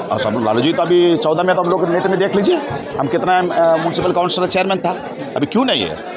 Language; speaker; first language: Hindi; non-native, local second language; Tamil